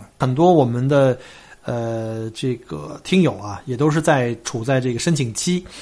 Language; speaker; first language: Chinese; native; Chinese